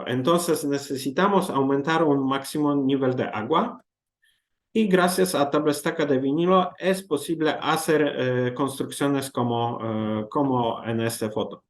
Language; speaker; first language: Spanish; non-native, learner; Polish